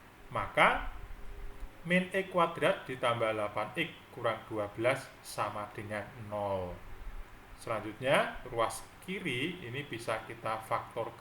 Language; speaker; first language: Indonesian; native; Indonesian